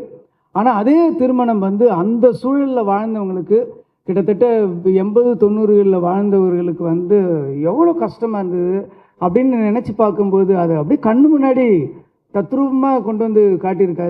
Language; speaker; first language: Tamil; native; Tamil